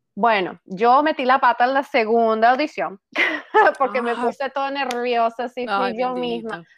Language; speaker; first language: Spanish; native; Spanish